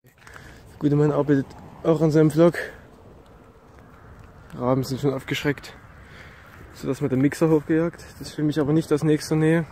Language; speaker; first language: German; native; German